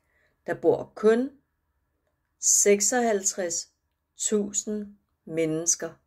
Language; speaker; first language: Danish; non-native, fluent; Japanese